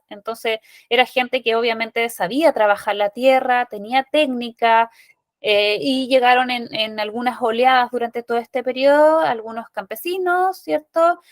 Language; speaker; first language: Spanish; native; Spanish